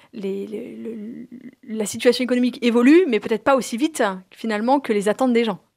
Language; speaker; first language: French; native; French